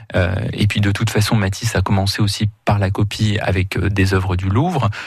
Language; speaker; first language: French; native; French